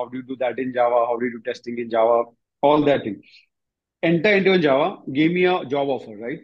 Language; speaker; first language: English; non-native, local second language; Gujarati